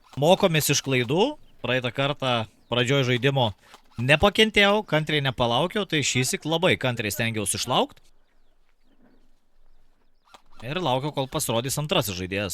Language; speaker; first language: Lithuanian; native; Lithuanian